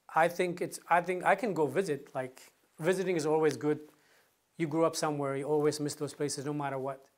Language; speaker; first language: English; non-native, fluent; Kurdish